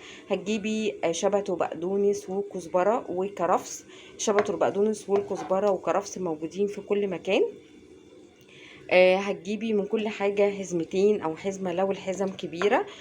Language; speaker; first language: Arabic; native; Arabic